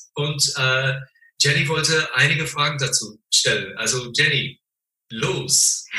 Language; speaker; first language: German; non-native, fluent; English